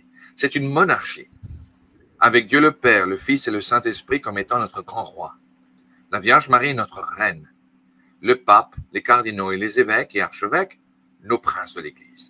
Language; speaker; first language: French; native; French